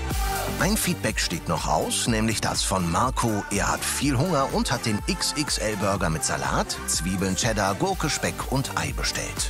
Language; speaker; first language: German; native; German